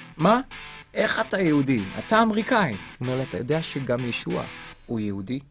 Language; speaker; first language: Hebrew; non-native, local second language; Arabic